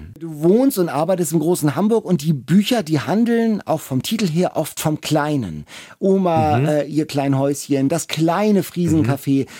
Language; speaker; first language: German; native; German